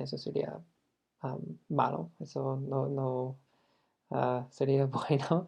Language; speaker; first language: Spanish; non-native, fluent; English